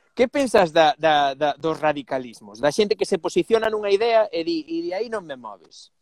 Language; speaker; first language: Galician; non-native, local second language; Spanish